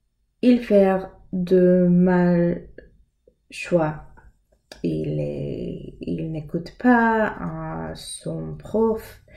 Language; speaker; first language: French; non-native, learner; English